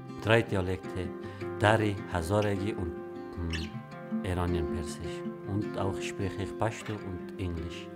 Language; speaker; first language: German; non-native, learner; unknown